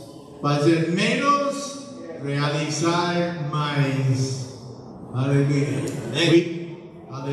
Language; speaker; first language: Portuguese; non-native, learner; English